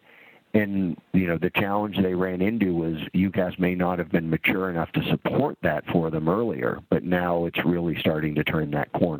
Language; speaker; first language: English; native; English